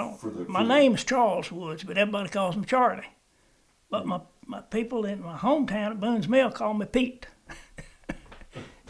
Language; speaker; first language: English; native; English